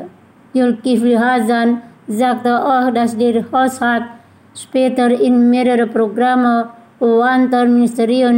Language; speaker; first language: German; non-native, fluent; Indonesian